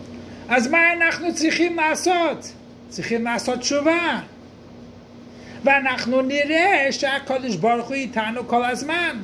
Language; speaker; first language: Hebrew; non-native, fluent; English